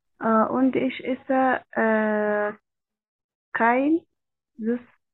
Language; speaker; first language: German; non-native, learner; Arabic